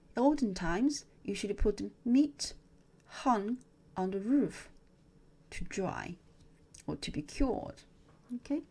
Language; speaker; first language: English; non-native, fluent; Chinese